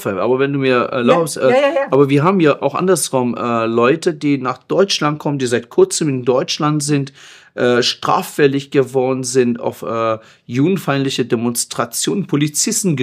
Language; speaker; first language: German; non-native, fluent; Persian